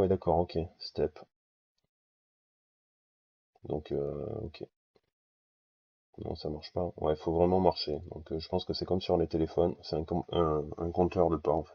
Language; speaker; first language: French; native; French